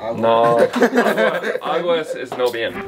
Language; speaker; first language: Spanish; non-native, learner; English